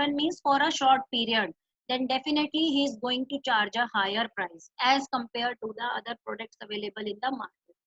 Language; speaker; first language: English; non-native, local second language; Hindi